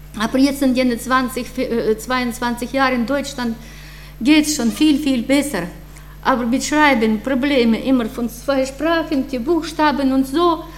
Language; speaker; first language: German; non-native, fluent; Russian